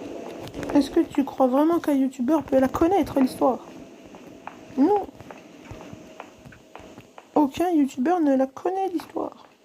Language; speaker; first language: French; native; French